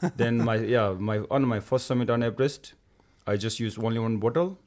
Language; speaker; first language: English; non-native, local second language; Sherpa